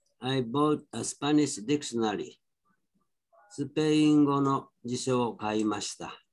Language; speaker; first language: Japanese; native; Japanese